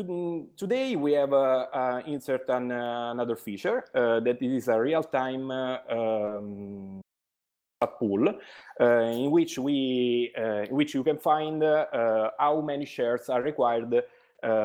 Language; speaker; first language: English; non-native, learner; Italian